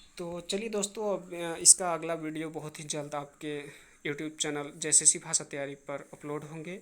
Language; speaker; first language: Hindi; native; Hindi